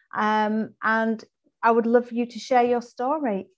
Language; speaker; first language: English; native; English